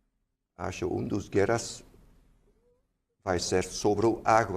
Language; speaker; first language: Portuguese; non-native, fluent; Dutch